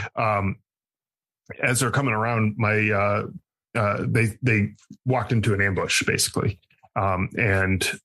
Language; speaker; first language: English; native; English